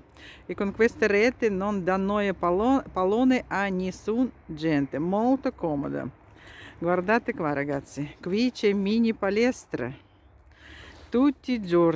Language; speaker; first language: Italian; non-native, fluent; Russian